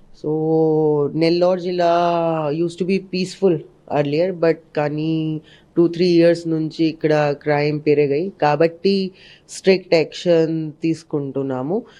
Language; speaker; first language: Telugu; non-native, learner; Hindi